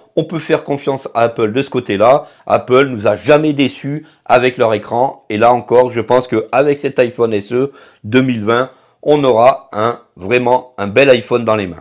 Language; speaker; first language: French; native; French